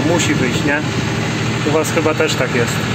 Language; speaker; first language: Polish; native; Polish